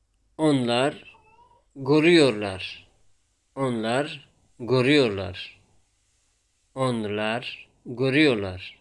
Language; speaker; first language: Turkish; non-native, fluent; Tajik